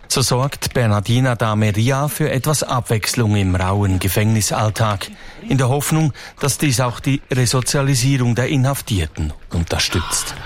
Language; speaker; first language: German; native; German